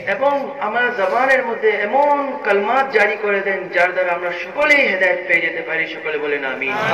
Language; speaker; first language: Bangla; non-native, fluent; Urdu